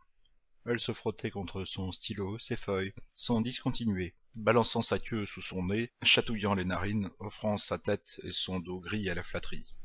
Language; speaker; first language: French; native; French